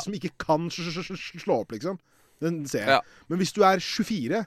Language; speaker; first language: Norwegian; native; Norwegian